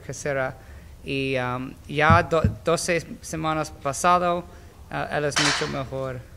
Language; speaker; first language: Spanish; non-native, learner; English